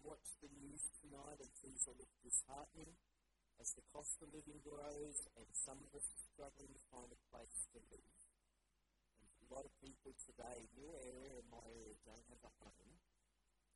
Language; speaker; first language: English; native; English